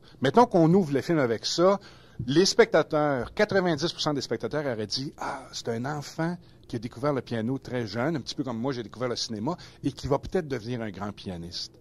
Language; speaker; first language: French; native; French